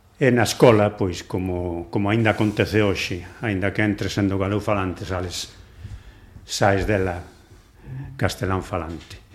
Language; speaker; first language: Galician; non-native, local second language; Spanish